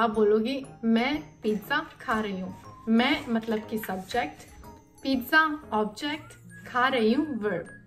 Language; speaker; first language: Hindi; native; Hindi